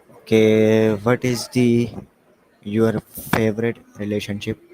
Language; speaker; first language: English; non-native, learner; Hindi